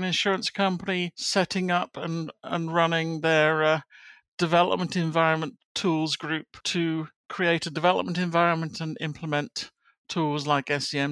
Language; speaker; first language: English; native; English